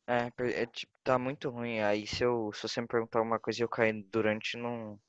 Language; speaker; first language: Portuguese; native; Portuguese